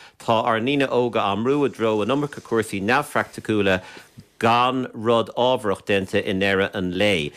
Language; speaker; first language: Irish; native; Irish